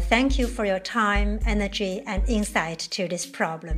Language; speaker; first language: English; non-native, fluent; Chinese